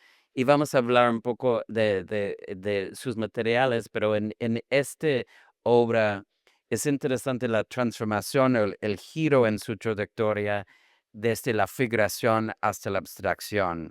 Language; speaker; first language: Spanish; non-native, fluent; English